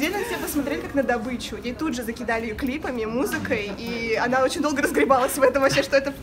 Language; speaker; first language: Russian; native; Russian